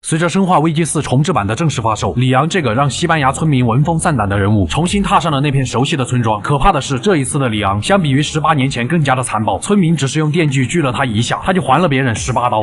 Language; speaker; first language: Chinese; native; Chinese